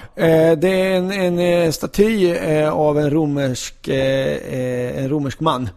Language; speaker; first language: Swedish; native; Swedish